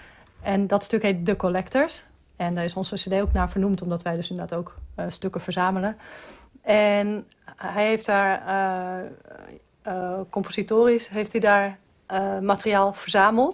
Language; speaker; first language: Dutch; native; Dutch